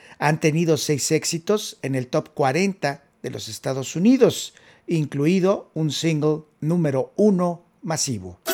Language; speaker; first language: Spanish; native; Spanish